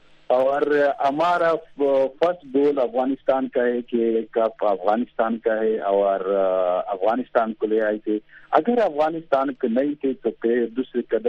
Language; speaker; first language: Hindi; non-native, fluent; Pashto